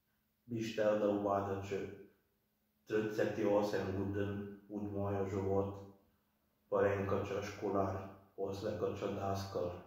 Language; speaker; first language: Bulgarian; early bilingual, heritage; Bulgarian